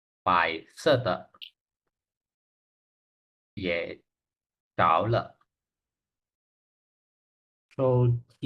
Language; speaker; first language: Chinese; non-native, learner; Indonesian